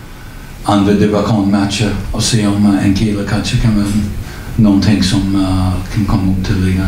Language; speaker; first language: Swedish; non-native, learner; English